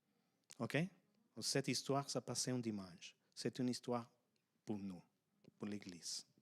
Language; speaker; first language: French; non-native, fluent; Spanish